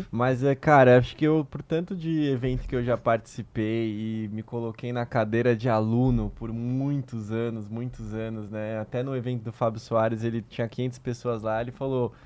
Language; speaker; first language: Portuguese; native; Portuguese